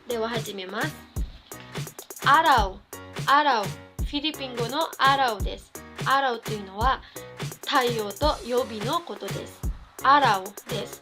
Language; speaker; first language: Japanese; non-native, fluent; Cebuano